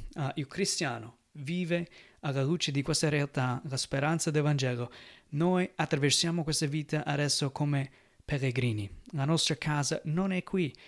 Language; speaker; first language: Italian; non-native, fluent; English